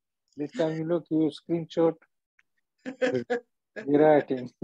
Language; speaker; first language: English; non-native, learner; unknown